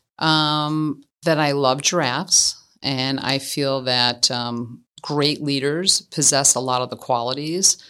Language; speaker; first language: English; native; English